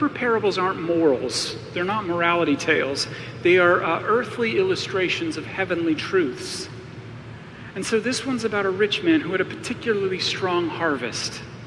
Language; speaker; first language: English; native; English